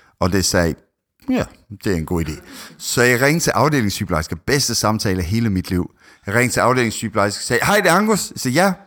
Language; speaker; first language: Danish; non-native, fluent; English